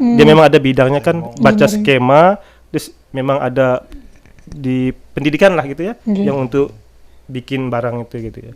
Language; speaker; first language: Indonesian; native; Indonesian